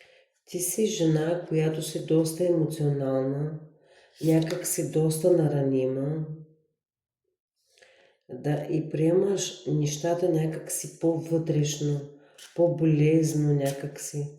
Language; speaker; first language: Bulgarian; native; Bulgarian